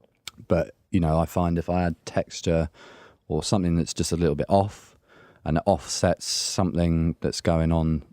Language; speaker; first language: English; native; English